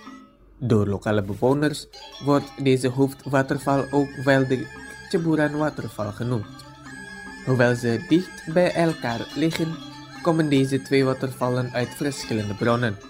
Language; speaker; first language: Dutch; non-native, fluent; Indonesian